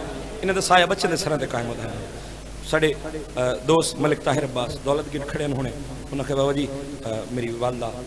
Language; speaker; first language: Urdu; non-native, local second language; Saraiki